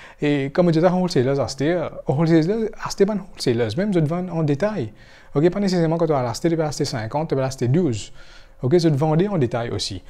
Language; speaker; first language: French; non-native, local second language; Morisyen